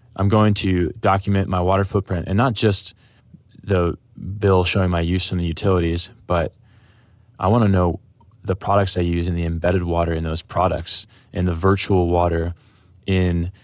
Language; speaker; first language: English; native; English